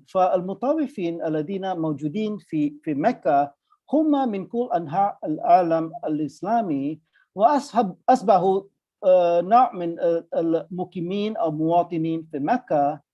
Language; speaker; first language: Arabic; non-native, fluent; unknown